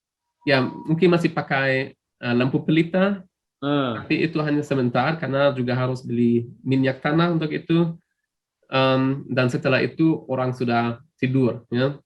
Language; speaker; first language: Indonesian; non-native, fluent; German